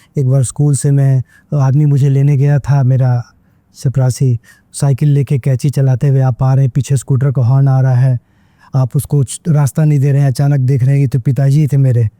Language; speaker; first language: Hindi; native; Hindi